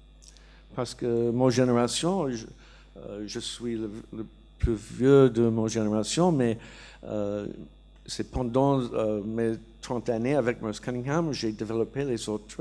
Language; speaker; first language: French; non-native, learner; English